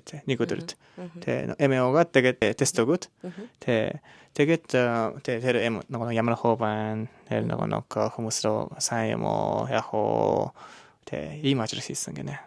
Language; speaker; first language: Mongolian; non-native, learner; Japanese